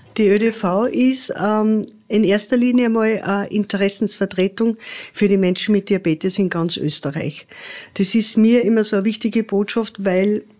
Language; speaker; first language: German; native; German